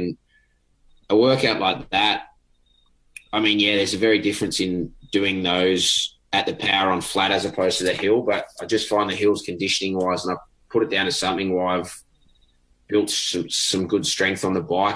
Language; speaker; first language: English; native; English